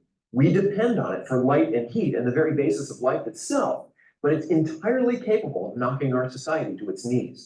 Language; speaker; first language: English; native; English